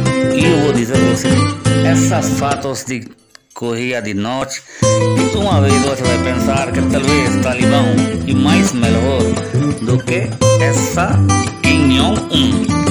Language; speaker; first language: Portuguese; non-native, learner; Hindi